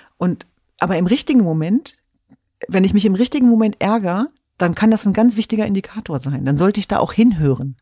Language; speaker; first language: German; early bilingual, other home language; Kurdish